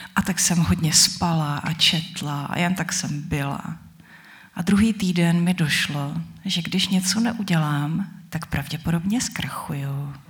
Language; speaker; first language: Czech; native; Czech